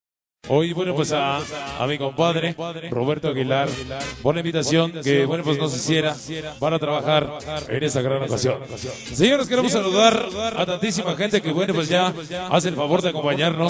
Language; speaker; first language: Spanish; native; Spanish